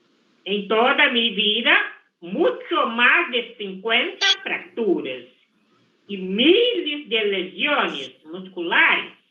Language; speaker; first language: Spanish; non-native, fluent; Portuguese